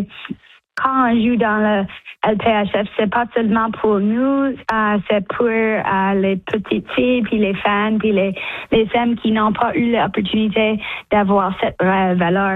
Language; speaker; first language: French; early bilingual, heritage; English